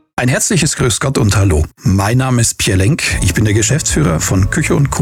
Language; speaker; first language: German; native; German